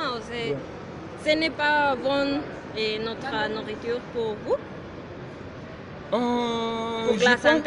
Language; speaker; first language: French; non-native, learner; Spanish